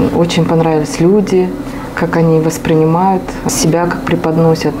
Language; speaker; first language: Russian; non-native, local second language; Kazakh